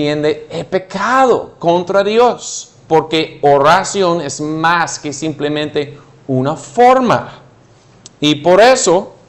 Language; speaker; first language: Spanish; non-native, fluent; English